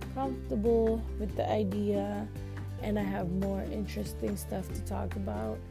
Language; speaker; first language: English; non-native, local second language; Filipino